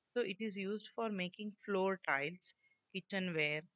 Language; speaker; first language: English; non-native, local second language; Kannada